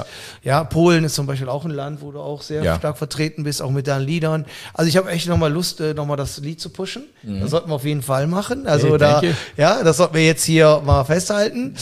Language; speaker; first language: German; native; German